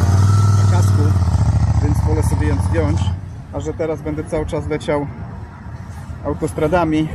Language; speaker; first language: Polish; native; Polish